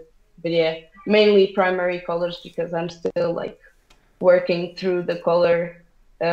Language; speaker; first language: English; non-native, fluent; Portuguese